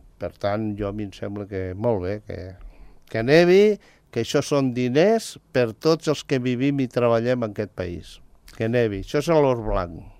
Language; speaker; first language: Catalan; native; Catalan